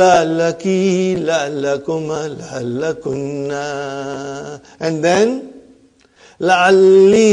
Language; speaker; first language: Arabic; non-native, fluent; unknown